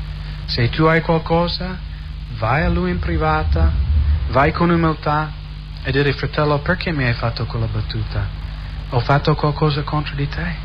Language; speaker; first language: Italian; non-native, fluent; English